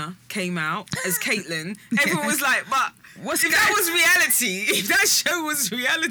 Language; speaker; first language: English; native; English